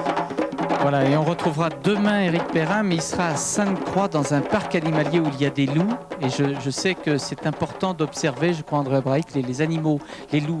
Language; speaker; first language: French; native; French